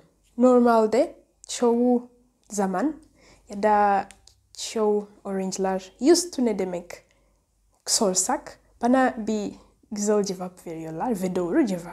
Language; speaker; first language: Turkish; non-native, learner; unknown